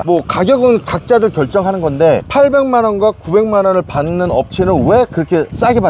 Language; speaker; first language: Korean; native; Korean